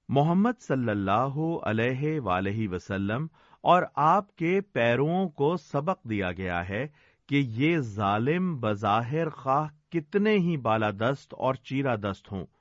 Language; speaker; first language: Urdu; native; Urdu